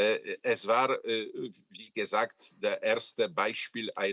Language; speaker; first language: German; non-native, fluent; Polish